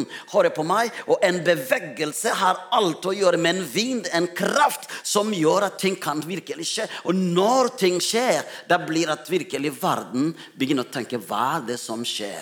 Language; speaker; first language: Norwegian; non-native, fluent; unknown